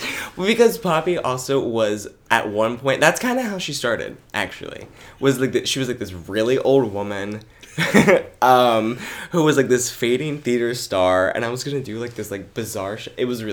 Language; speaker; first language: English; native; English